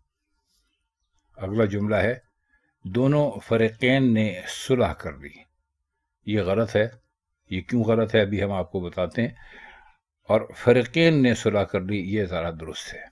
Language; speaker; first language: Urdu; native; Urdu